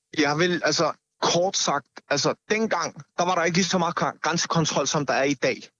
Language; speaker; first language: Danish; native; Danish